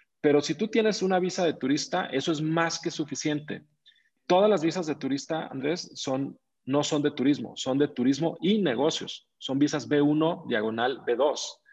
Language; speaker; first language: Spanish; native; Spanish